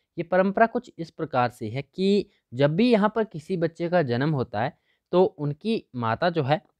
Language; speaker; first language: Hindi; native; Hindi